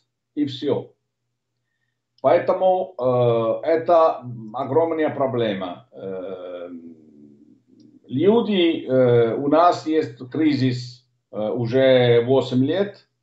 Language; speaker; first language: Russian; non-native, learner; Italian